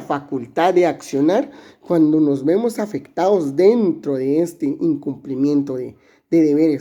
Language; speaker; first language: Spanish; native; Spanish